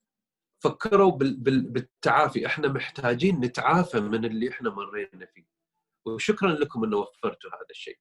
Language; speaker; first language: Arabic; native; Arabic